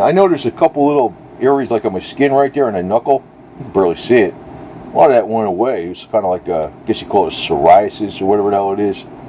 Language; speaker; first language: English; native; English